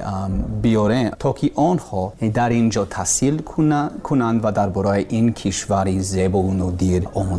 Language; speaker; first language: Persian; non-native, learner; English